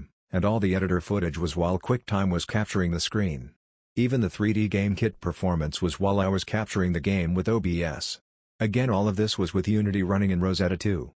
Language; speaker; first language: English; native; English